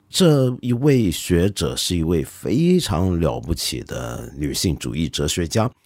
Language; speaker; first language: Chinese; non-native, local second language; Cantonese